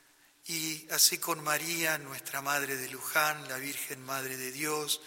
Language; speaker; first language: Spanish; native; Spanish